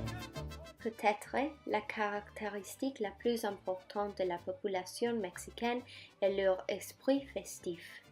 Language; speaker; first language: French; non-native, learner; Spanish